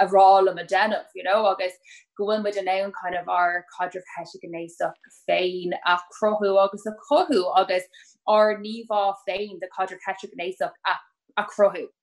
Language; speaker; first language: Irish; native; Irish